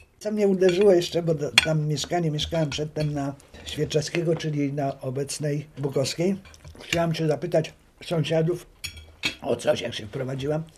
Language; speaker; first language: Polish; native; Polish